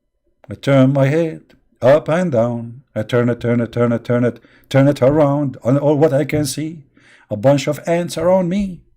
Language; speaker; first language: English; non-native, fluent; Arabic